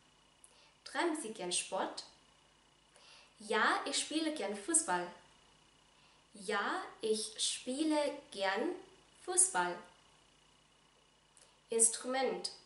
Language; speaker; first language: German; non-native, fluent; Vietnamese